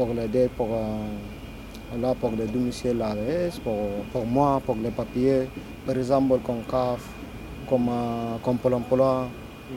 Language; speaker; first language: French; non-native, learner; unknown